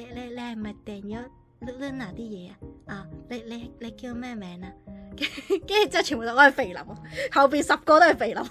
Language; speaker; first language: Cantonese; native; Cantonese